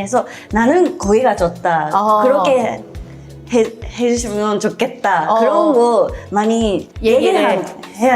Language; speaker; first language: Korean; non-native, learner; Japanese